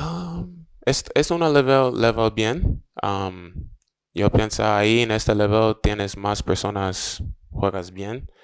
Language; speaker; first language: Spanish; non-native, learner; English